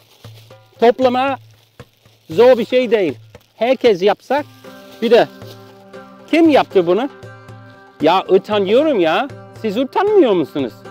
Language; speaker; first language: Turkish; non-native, learner; English